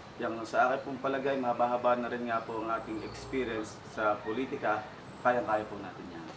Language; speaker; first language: Filipino; native; Filipino